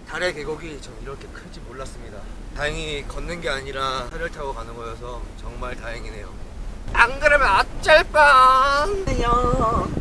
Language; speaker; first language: Korean; native; Korean